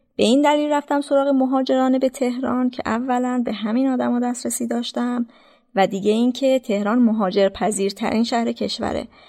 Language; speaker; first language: Persian; native; Persian